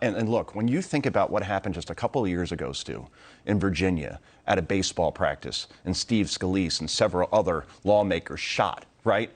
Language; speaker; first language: English; native; English